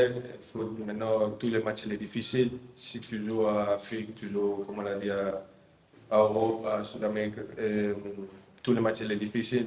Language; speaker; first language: French; non-native, fluent; Spanish